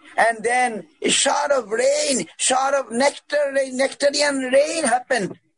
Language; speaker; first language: English; non-native, local second language; Bangla